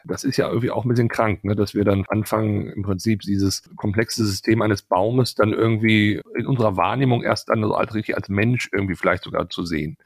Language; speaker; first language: German; native; German